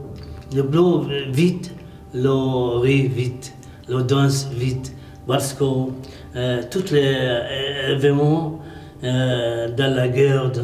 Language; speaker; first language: French; non-native, learner; Arabic